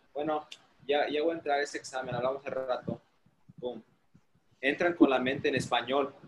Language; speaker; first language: Spanish; early bilingual, heritage; Spanish